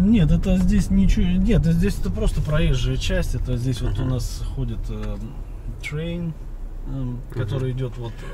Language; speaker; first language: Russian; native; Russian